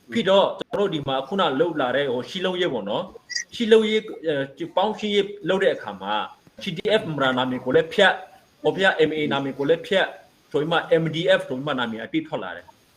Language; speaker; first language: Burmese; non-native, local second language; Hakha Chin